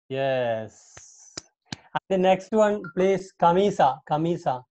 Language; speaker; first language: English; non-native, local second language; Hindi